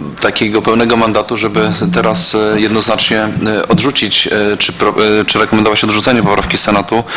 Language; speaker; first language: Polish; native; Polish